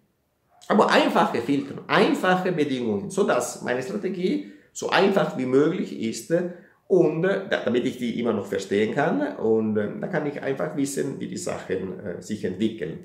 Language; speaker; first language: German; non-native, fluent; Italian